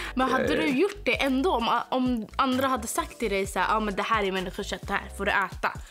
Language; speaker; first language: Swedish; non-native, fluent; Arabic